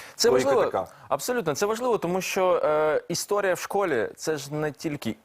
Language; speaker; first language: Ukrainian; non-native, local second language; Russian